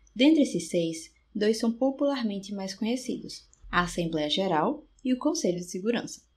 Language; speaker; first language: Portuguese; native; Portuguese